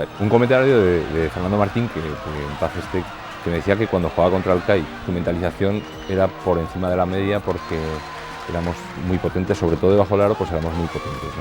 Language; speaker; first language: Spanish; native; Spanish